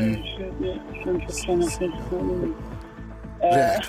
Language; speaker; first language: Swedish; native; Swedish